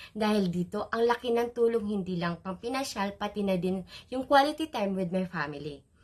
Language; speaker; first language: Filipino; non-native, local second language; Cebuano